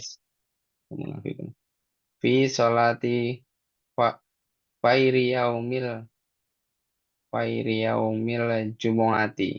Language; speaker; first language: Arabic; non-native, learner; Indonesian